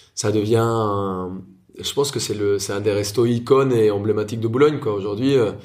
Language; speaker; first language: French; non-native, fluent; Spanish